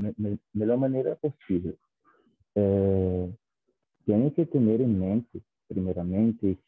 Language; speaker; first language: Spanish; non-native, fluent; Portuguese